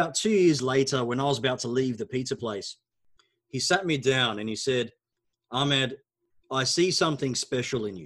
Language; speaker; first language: English; non-native, local second language; Arabic